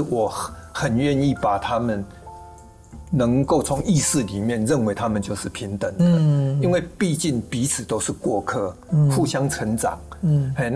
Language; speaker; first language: Chinese; native; Chinese